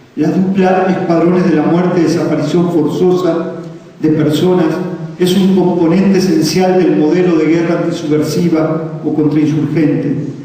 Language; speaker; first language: Spanish; native; Spanish